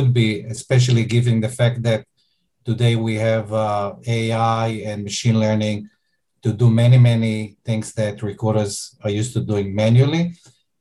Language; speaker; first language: English; non-native, fluent; Hebrew